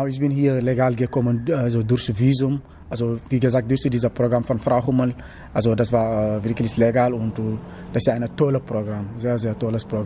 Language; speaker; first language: German; non-native, learner; Wolof